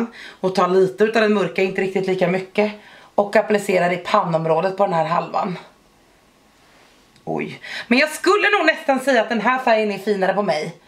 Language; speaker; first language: Swedish; native; Swedish